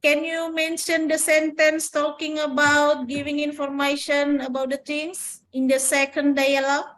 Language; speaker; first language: English; non-native, learner; Indonesian